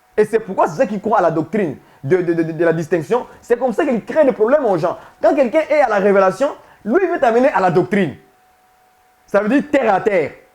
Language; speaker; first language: French; non-native, local second language; Swahili